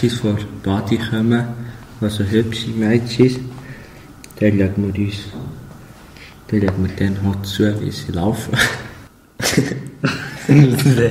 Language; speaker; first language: German; early bilingual, other home language; Albanian